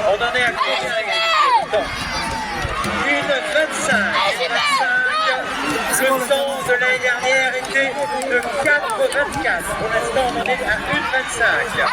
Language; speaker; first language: French; native; French